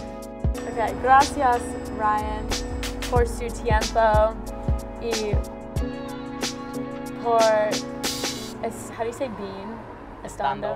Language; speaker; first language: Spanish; non-native, learner; English